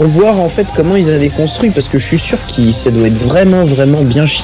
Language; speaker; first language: French; native; French